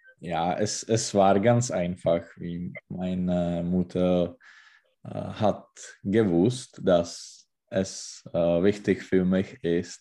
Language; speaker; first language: German; non-native, learner; Czech